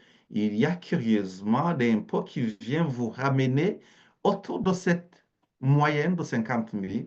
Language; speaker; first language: French; native; French